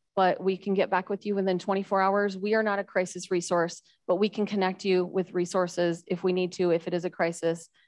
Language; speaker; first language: English; native; English